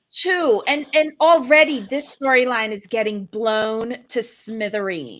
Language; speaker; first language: English; native; English